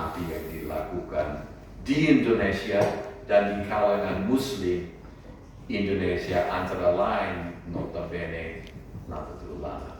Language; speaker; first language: Indonesian; non-native, fluent; English